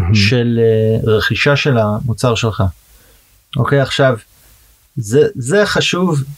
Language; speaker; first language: Hebrew; early bilingual, heritage; Hebrew